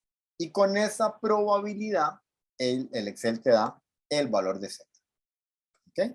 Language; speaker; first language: Spanish; native; Spanish